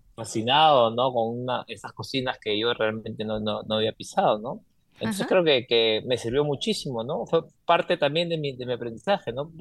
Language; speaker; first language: Spanish; native; Spanish